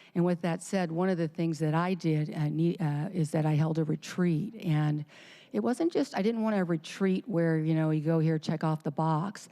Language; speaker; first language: English; native; English